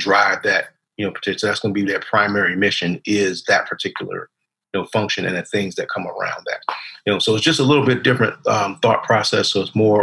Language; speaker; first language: English; native; English